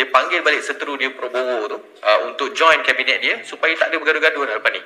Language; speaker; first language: Malay; native; Malay